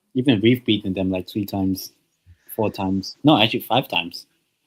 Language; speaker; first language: English; native; English